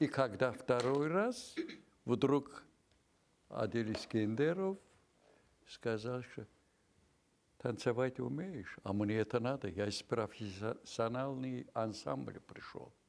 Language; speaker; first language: Russian; non-native, local second language; Azerbaijani